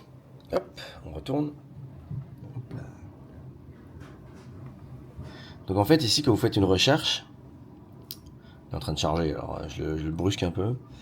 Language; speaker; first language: French; native; French